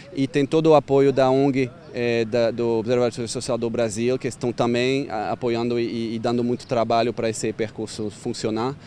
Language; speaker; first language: Portuguese; non-native, fluent; French